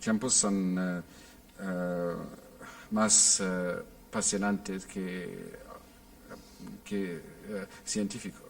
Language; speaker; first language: Spanish; non-native, fluent; English